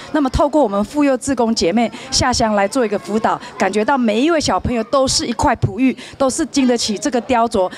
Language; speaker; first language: Chinese; native; Chinese